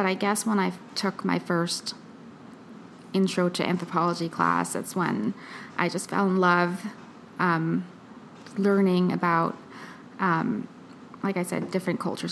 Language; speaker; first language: English; early bilingual, other home language; Filipino